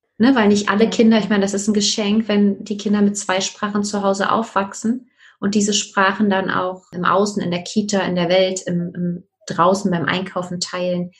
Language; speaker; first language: German; native; German